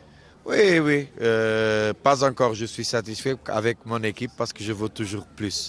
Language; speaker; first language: French; non-native, fluent; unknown